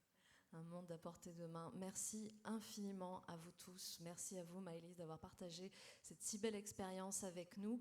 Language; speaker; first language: French; native; French